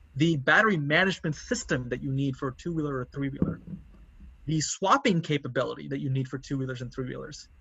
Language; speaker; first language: English; non-native, local second language; Tamil